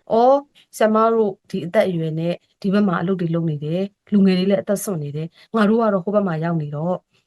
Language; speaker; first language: Burmese; native; Burmese